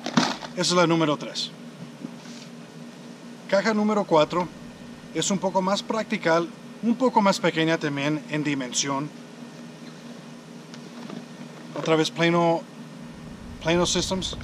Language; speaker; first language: Spanish; early bilingual, heritage; Spanish